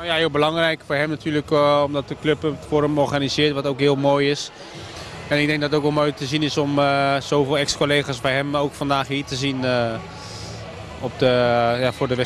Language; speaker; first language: Dutch; native; Dutch